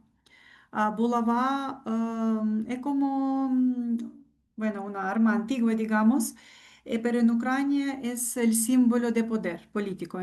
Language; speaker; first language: Spanish; non-native, fluent; Ukrainian